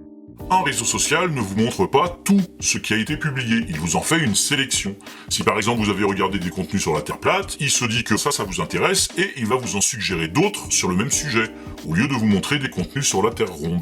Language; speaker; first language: French; native; French